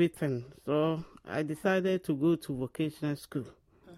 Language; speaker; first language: English; non-native, local second language; Akan